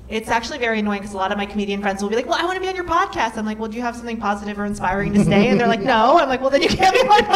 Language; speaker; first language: English; native; English